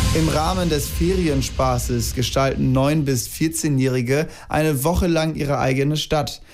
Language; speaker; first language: German; native; German